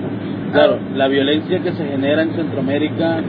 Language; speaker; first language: Spanish; native; Spanish